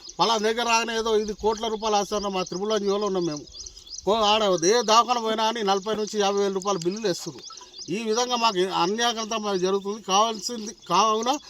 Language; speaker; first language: Telugu; non-native, local second language; Lambadi